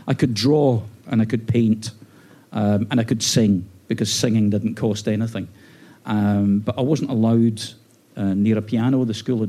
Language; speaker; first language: English; native; English